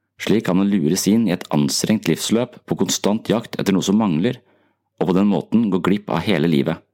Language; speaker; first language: Norwegian; native; Norwegian